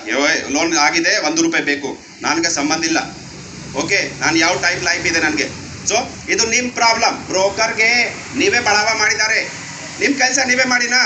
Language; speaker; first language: Kannada; non-native, learner; Hindi